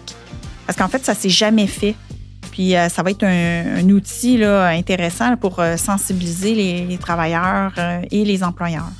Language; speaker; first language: French; native; French